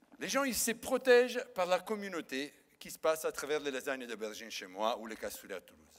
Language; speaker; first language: French; non-native, fluent; Italian